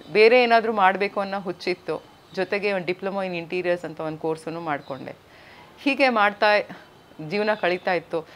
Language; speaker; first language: Kannada; native; Kannada